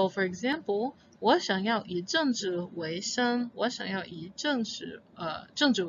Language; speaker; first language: Chinese; non-native, fluent; English